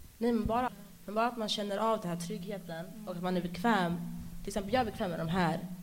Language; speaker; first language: Swedish; early bilingual, other home language; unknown